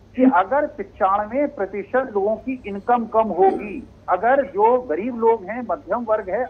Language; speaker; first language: Hindi; native; Hindi